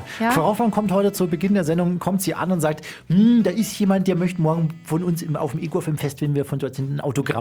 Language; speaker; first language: German; native; German